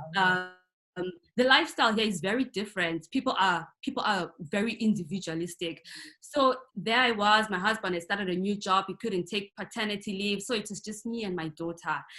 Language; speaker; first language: English; non-native, local second language; North Ndebele